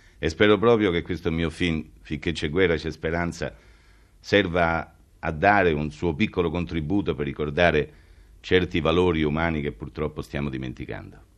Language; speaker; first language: Italian; native; Italian